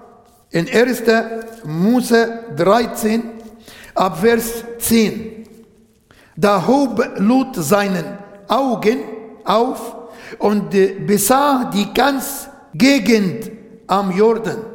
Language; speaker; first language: German; non-native, fluent; Arabic